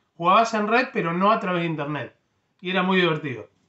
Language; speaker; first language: Spanish; native; Spanish